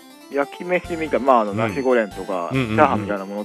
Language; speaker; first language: Japanese; native; Japanese